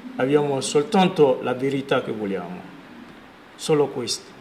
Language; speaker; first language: Italian; non-native, learner; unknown